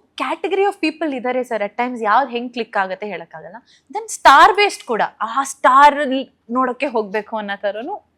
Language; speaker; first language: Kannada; native; Kannada